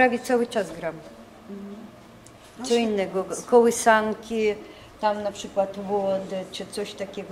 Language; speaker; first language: Polish; non-native, learner; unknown